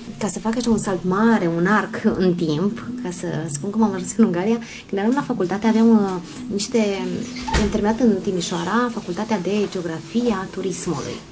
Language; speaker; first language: Romanian; native; Romanian